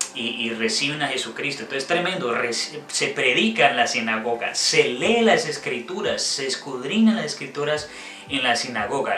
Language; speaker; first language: Spanish; native; Spanish